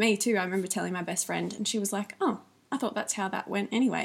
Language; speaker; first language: English; native; English